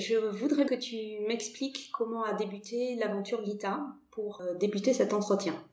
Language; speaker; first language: French; native; French